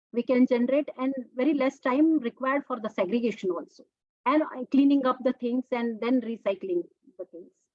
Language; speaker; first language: English; non-native, local second language; Telugu